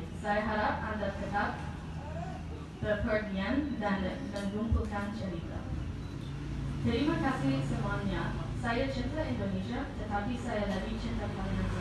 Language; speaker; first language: Indonesian; non-native, learner; English